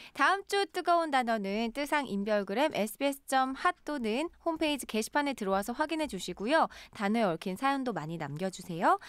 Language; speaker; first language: Korean; native; Korean